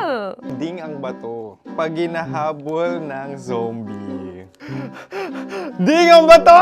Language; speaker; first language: Filipino; native; Filipino